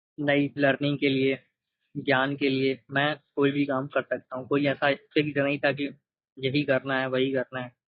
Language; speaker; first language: Hindi; native; Hindi